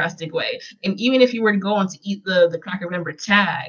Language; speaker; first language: English; native; English